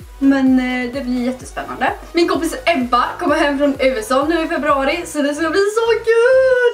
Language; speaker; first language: Swedish; native; Swedish